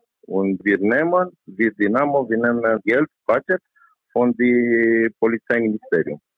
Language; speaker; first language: German; non-native, learner; Romanian